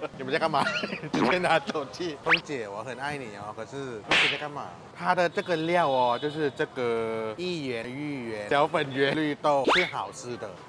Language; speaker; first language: Chinese; non-native, fluent; Thai